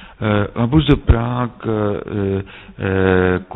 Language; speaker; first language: French; non-native, fluent; Czech